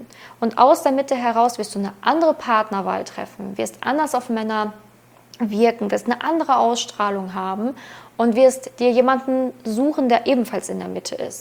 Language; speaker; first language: German; native; German